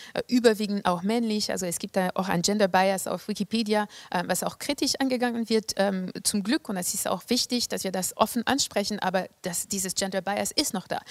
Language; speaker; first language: German; non-native, fluent; French